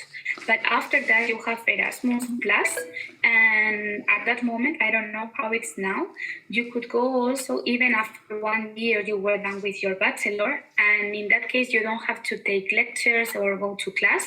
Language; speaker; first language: English; non-native, fluent; Spanish